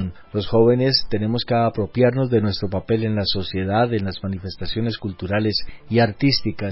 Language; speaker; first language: Spanish; native; Spanish